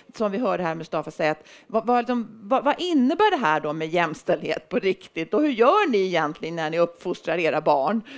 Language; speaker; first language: Swedish; native; Swedish